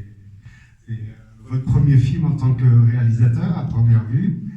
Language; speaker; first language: French; native; French